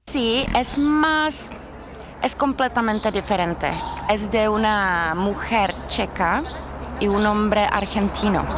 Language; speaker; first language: Spanish; non-native, fluent; Czech